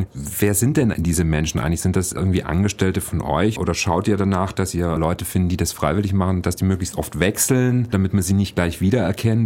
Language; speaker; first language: German; native; German